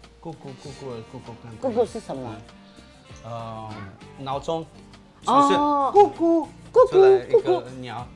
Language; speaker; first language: Chinese; non-native, learner; Spanish